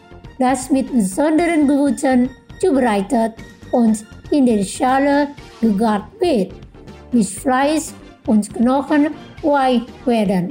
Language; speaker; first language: German; non-native, local second language; Indonesian